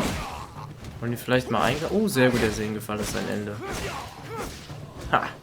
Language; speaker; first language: German; native; German